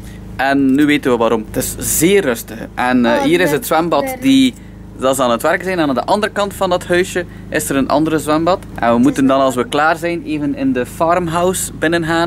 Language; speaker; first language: Dutch; native; Dutch